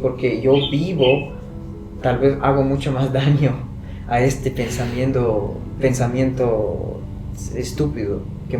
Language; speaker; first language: Spanish; non-native, fluent; Persian